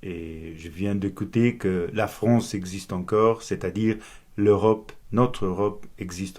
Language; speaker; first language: French; non-native, fluent; Portuguese